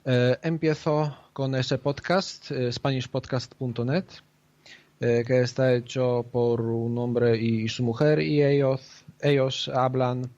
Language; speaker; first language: Spanish; non-native, fluent; Polish